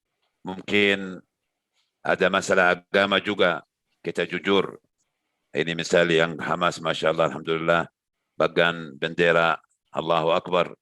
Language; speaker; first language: Indonesian; non-native, learner; Arabic